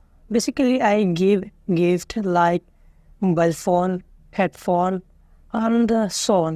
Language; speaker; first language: English; non-native, learner; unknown